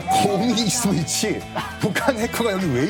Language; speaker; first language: Korean; native; Korean